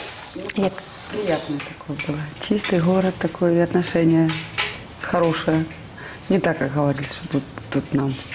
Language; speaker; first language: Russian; native; Russian